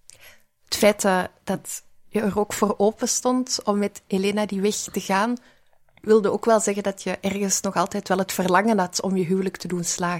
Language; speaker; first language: Dutch; native; Dutch